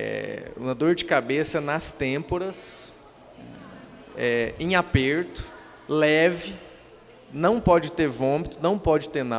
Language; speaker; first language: Portuguese; native; Portuguese